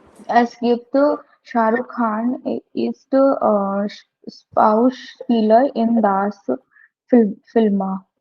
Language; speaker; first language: German; non-native, learner; Hindi